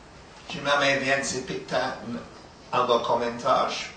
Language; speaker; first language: Polish; non-native, learner; English